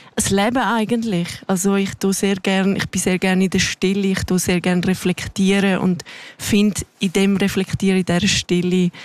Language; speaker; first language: German; non-native, local second language; Romansh